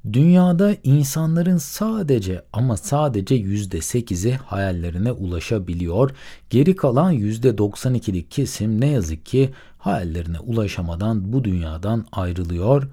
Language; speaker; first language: Turkish; native; Turkish